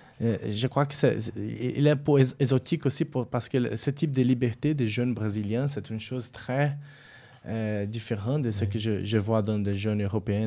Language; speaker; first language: French; non-native, fluent; Portuguese